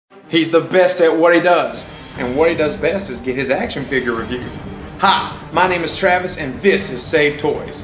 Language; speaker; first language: English; native; English